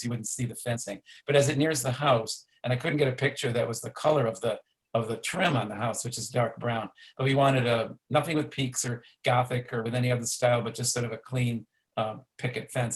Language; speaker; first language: English; native; English